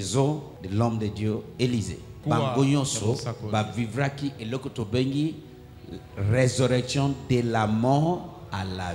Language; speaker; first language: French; non-native, local second language; Lingala